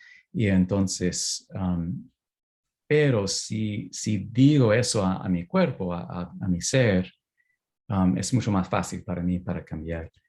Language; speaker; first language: Spanish; non-native, fluent; English